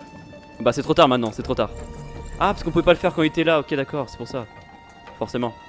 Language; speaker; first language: French; native; French